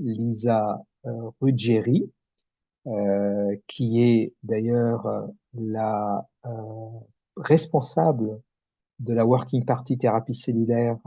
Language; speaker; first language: French; native; French